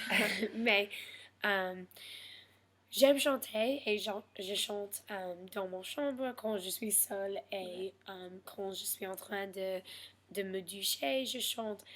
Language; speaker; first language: French; non-native, learner; English